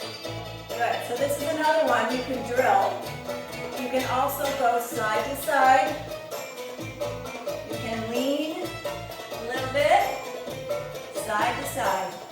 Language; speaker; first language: English; native; English